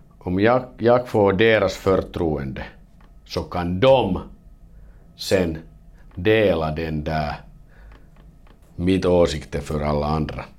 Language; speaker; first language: Swedish; non-native, learner; Finnish